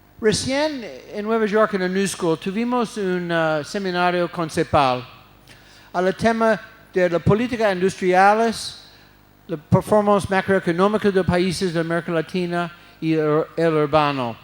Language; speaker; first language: Spanish; non-native, fluent; English